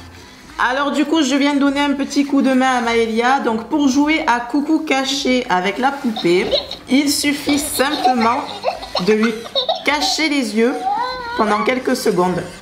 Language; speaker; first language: French; native; French